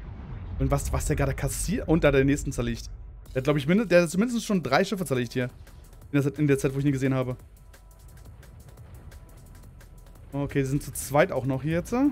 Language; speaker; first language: German; native; German